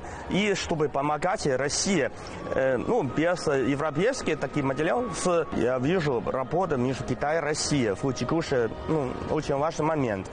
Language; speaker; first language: Russian; non-native, learner; Chinese